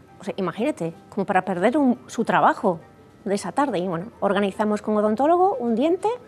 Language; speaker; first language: Spanish; early bilingual, heritage; Spanish